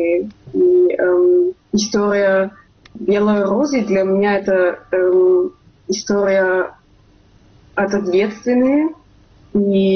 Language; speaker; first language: Russian; non-native, fluent; German